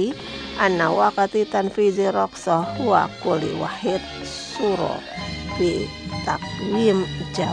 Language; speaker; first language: Arabic; non-native, fluent; Indonesian